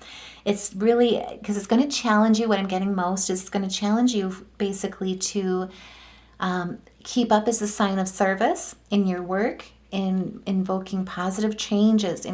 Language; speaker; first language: English; native; English